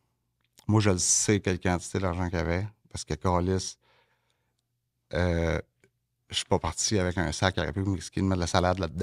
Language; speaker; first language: French; native; French